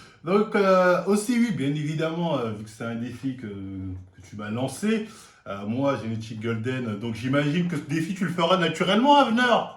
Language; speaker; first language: French; native; French